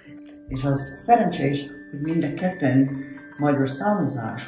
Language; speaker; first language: Hungarian; early bilingual, heritage; Hungarian